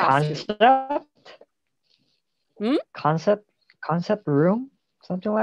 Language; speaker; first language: English; non-native, learner; Korean